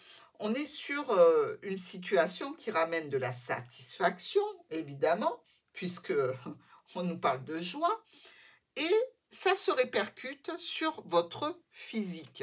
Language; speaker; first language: French; native; French